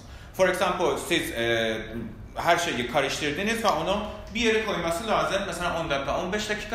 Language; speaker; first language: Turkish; non-native, fluent; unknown